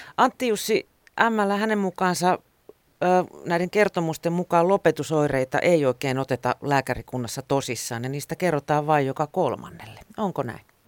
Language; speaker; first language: Finnish; native; Finnish